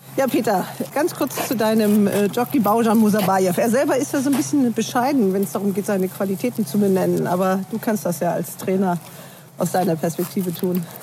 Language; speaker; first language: German; native; German